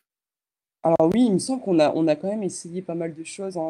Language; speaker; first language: French; native; French